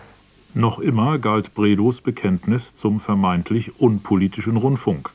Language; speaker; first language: German; native; German